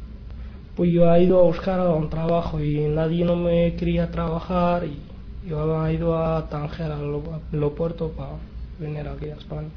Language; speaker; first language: Spanish; non-native, learner; Arabic